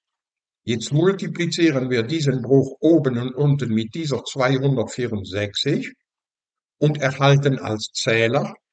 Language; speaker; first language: German; non-native, fluent; Dutch